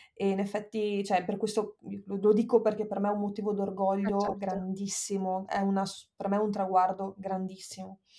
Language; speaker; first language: Italian; native; Italian